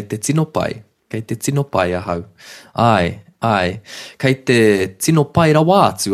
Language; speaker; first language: Māori; non-native, fluent; English